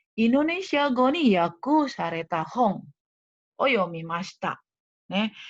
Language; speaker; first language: Japanese; non-native, fluent; Indonesian